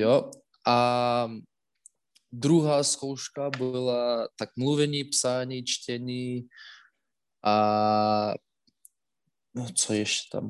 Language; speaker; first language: Czech; non-native, learner; Russian